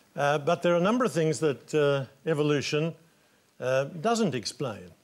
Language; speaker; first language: English; native; English